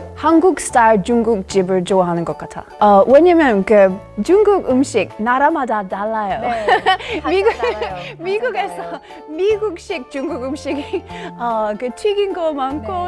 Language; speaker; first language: Korean; non-native, learner; English